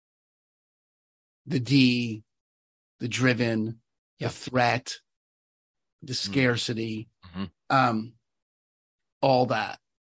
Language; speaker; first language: English; native; English